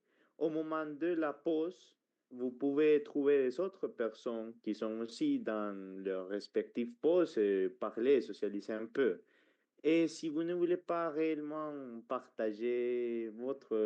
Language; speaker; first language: French; non-native, fluent; Spanish